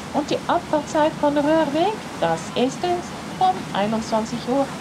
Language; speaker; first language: German; non-native, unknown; Norwegian